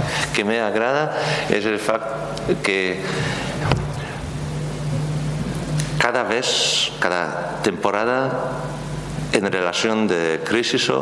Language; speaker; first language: Spanish; non-native, learner; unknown